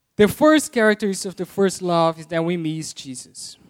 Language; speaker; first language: English; non-native, fluent; Portuguese